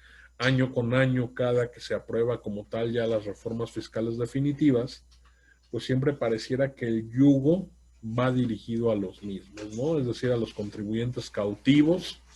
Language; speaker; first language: Spanish; native; Spanish